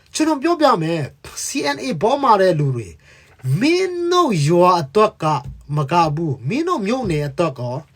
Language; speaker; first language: Burmese; non-native, local second language; Hakha Chin